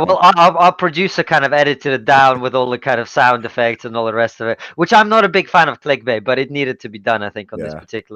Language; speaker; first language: English; non-native, fluent; Russian